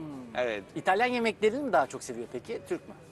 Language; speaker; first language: Turkish; native; Turkish